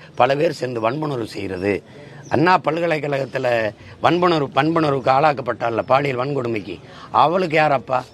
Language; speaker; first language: Tamil; native; Tamil